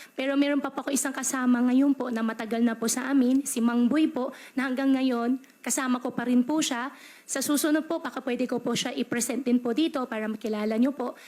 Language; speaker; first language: Filipino; native; Filipino